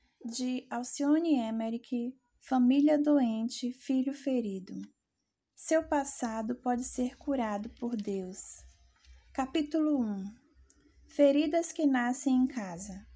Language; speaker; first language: Portuguese; native; Portuguese